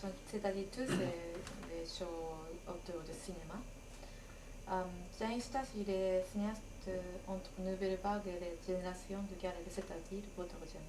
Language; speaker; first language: French; non-native, fluent; Japanese